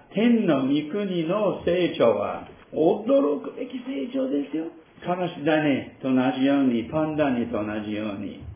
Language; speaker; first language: Japanese; non-native, fluent; English